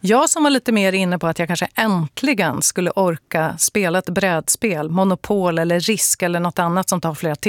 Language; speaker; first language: Swedish; native; Swedish